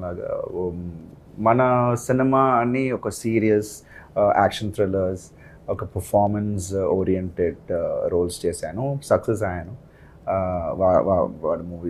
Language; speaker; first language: Telugu; non-native, learner; Tamil